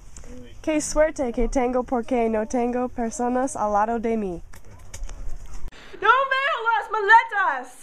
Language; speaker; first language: Spanish; non-native, learner; English